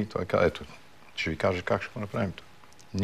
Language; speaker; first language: Bulgarian; early bilingual, heritage; Bulgarian